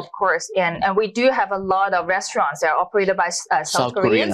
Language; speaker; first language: English; non-native, local second language; Cantonese